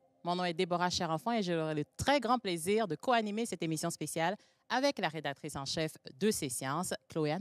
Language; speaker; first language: French; native; French